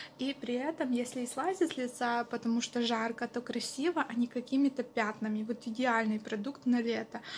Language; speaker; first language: Russian; non-native, local second language; Ukrainian